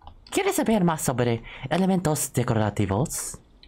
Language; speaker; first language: Spanish; non-native, learner; Thai